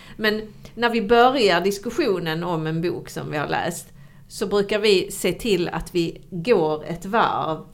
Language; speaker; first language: Swedish; native; Swedish